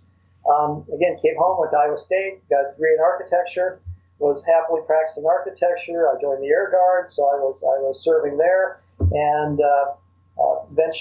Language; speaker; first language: English; native; English